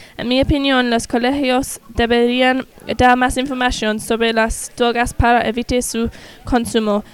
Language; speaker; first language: Spanish; non-native, learner; English